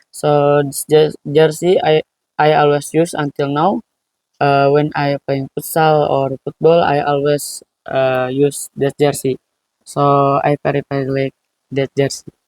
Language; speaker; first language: English; non-native, learner; Indonesian